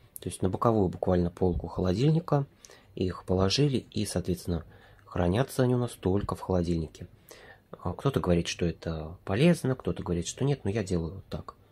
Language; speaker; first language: Russian; native; Russian